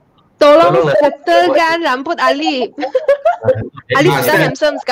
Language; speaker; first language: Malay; non-native, local second language; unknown